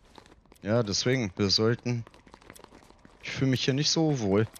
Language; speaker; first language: German; native; German